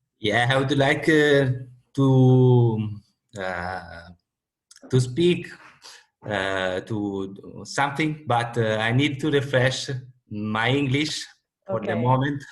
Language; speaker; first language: English; non-native, learner; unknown